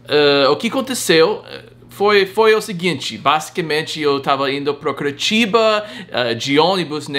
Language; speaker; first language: Portuguese; non-native, fluent; English